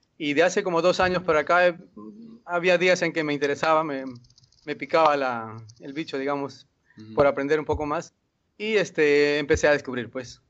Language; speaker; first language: Spanish; native; Spanish